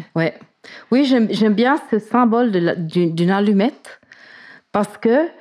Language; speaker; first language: French; native; French